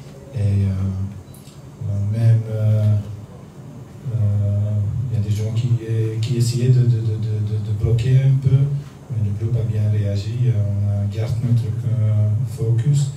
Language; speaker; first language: French; non-native, learner; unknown